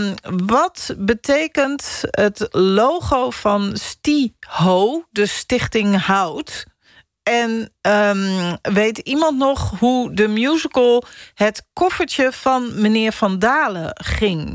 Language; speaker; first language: Dutch; native; Dutch